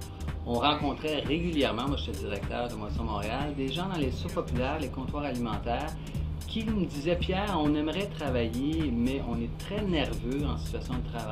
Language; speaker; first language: French; native; French